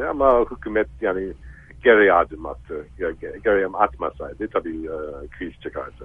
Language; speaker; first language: Turkish; non-native, fluent; English